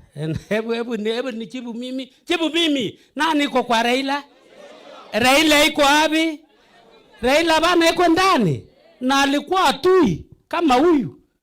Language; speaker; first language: Swahili; non-native, local second language; Kalenjin